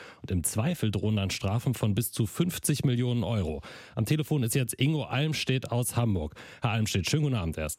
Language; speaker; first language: German; native; German